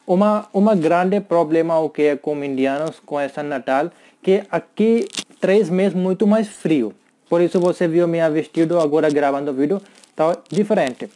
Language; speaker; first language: Portuguese; non-native, learner; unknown